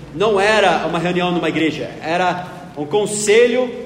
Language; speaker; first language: Portuguese; non-native, fluent; English